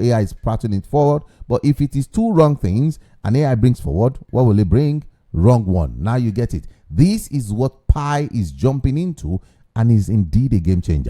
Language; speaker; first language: English; non-native, local second language; Yoruba